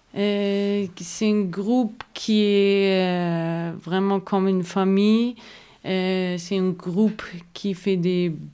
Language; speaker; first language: French; non-native, learner; German